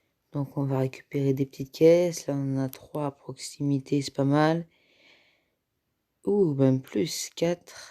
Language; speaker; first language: French; native; French